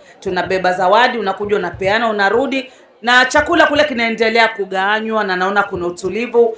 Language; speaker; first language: Swahili; non-native, local second language; Giryama